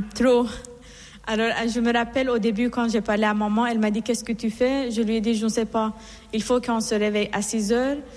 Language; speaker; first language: French; non-native, fluent; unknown